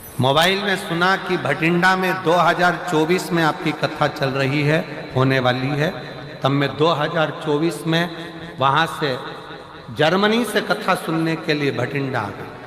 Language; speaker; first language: Hindi; native; Hindi